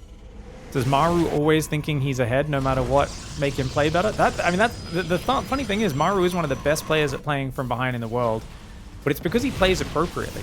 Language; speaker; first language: English; native; English